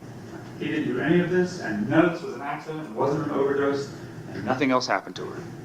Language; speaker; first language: English; native; English